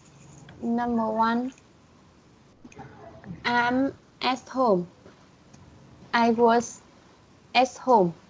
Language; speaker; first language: English; non-native, learner; Vietnamese